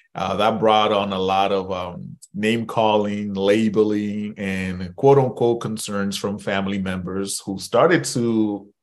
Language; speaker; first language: English; early bilingual, other home language; Spanish